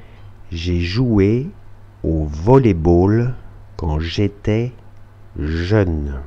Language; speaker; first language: French; non-native, fluent; Russian